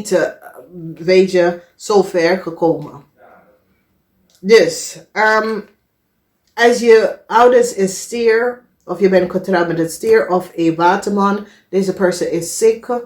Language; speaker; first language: Dutch; non-native, fluent; English